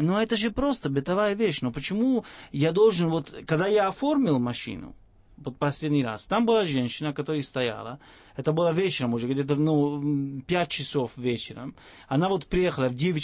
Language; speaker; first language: Russian; non-native, fluent; Italian